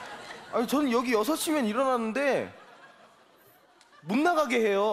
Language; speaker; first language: Korean; native; Korean